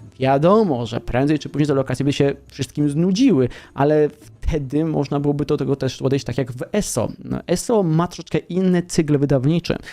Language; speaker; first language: Polish; native; Polish